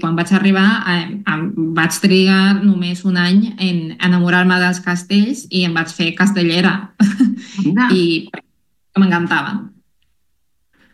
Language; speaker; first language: Catalan; non-native, fluent; Spanish